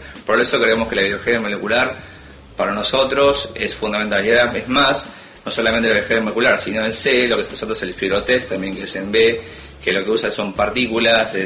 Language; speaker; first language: Spanish; native; Spanish